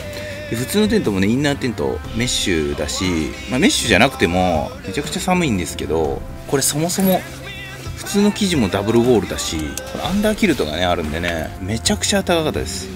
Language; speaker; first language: Japanese; native; Japanese